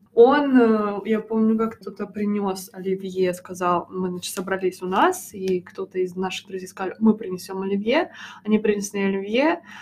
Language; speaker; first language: Russian; native; Russian